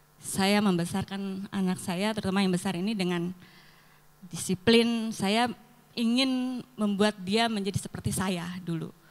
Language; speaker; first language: Indonesian; native; Indonesian